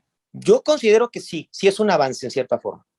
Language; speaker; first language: Spanish; native; Spanish